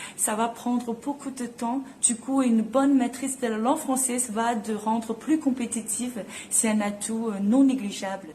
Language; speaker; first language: French; non-native, fluent; Chinese